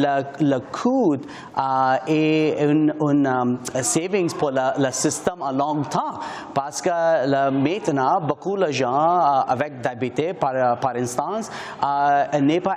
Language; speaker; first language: French; non-native, learner; English